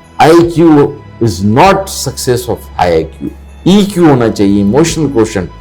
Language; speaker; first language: Urdu; non-native, local second language; Pashto